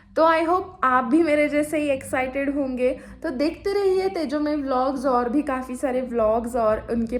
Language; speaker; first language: Hindi; non-native, local second language; Marathi